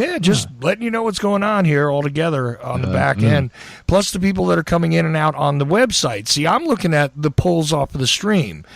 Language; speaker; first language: English; native; English